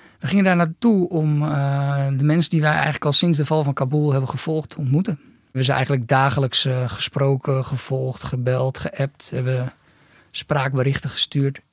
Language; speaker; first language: Dutch; native; Dutch